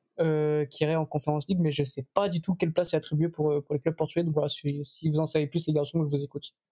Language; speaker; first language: French; native; French